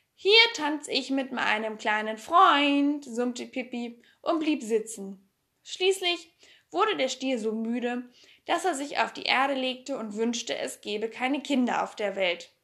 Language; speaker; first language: German; native; German